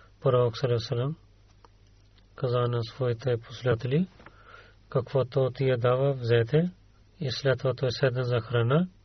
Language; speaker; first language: Bulgarian; non-native, learner; Urdu